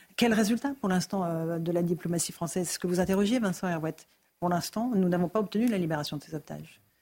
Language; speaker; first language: French; native; French